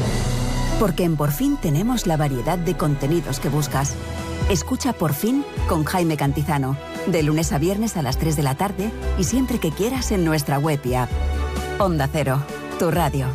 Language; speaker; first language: Spanish; native; Spanish